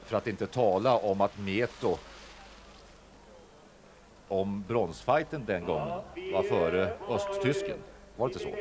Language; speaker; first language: Swedish; native; Swedish